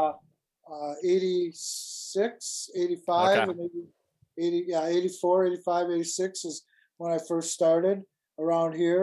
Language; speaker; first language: English; native; English